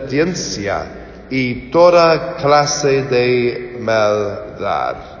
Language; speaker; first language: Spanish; non-native, learner; English